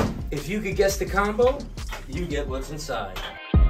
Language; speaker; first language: English; early bilingual, other home language; Russian